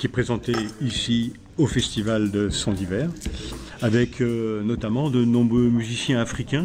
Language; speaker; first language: French; native; French